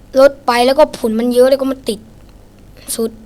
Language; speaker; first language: Thai; non-native, learner; Shan